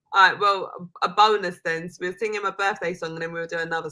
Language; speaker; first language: English; native; English